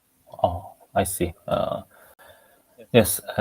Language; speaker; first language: English; non-native, learner; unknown